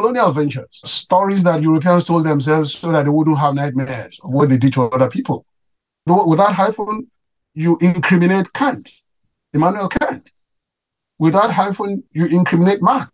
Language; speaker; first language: English; non-native, local second language; Yoruba